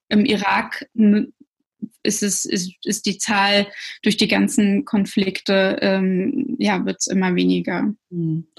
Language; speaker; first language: German; early bilingual, other home language; Russian